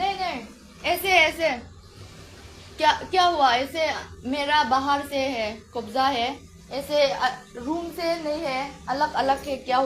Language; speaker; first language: Hindi; non-native, learner; Mizo